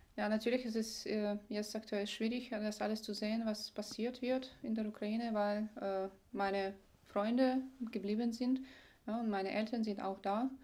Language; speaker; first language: German; non-native, fluent; Ukrainian